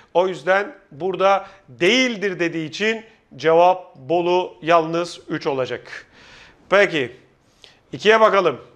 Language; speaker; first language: Turkish; native; Turkish